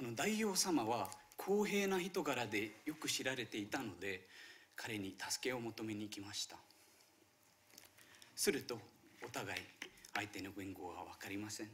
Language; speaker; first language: Japanese; non-native, fluent; Marathi